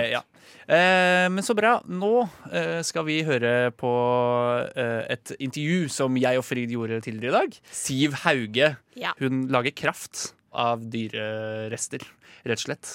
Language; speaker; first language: Norwegian; native; Norwegian